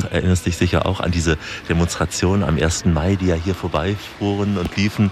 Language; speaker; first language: German; native; German